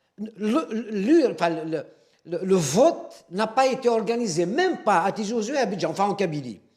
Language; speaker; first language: French; non-native, local second language; Kabyle